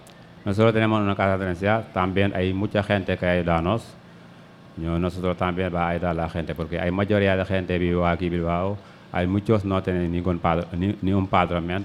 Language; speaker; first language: Spanish; non-native, learner; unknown